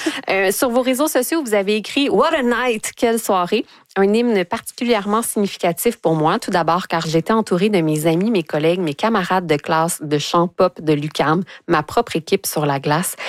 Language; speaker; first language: French; native; French